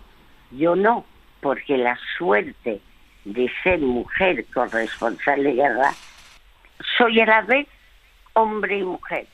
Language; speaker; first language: Spanish; early bilingual, other home language; French